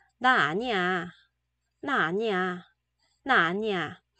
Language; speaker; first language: Korean; non-native, fluent; Vietnamese